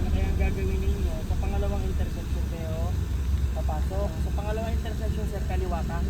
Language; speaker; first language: Filipino; native; Filipino